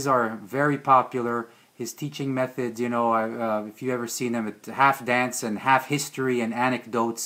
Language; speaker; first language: English; early bilingual, other home language; Hungarian